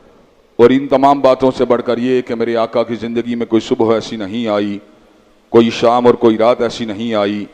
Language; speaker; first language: Urdu; native; Urdu